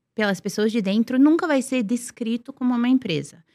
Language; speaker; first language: Portuguese; non-native, fluent; Serbian